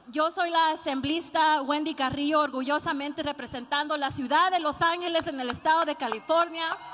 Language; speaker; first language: Spanish; early bilingual, heritage; Spanish